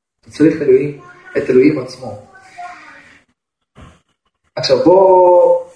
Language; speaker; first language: Hebrew; non-native, fluent; Russian